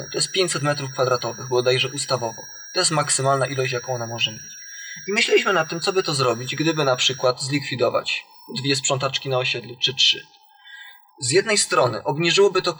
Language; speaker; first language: Polish; native; Polish